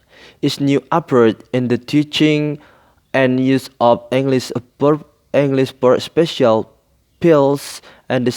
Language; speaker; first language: English; non-native, learner; Indonesian